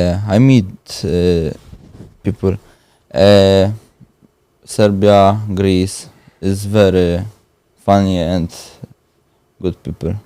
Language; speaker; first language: English; non-native, learner; Polish